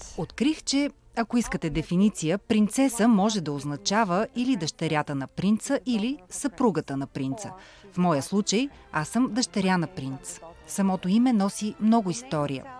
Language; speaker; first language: Bulgarian; early bilingual, heritage; Bulgarian